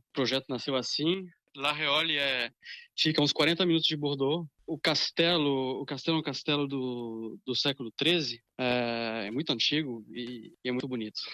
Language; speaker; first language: Portuguese; early bilingual, other home language; French